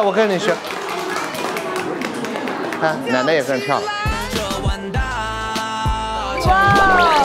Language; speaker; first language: Chinese; native; Chinese